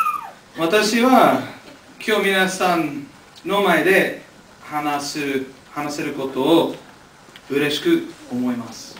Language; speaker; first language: Japanese; non-native, learner; English